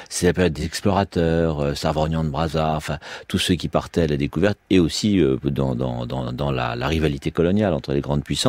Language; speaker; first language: French; native; French